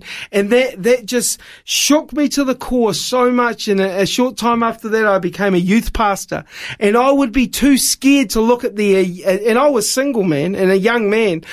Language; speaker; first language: English; native; English